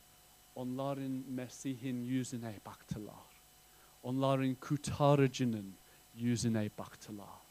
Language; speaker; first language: Turkish; non-native, fluent; English